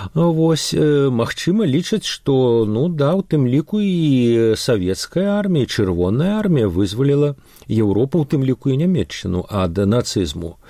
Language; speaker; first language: Belarusian; non-native, local second language; Russian